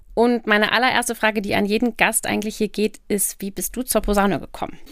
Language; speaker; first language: German; native; German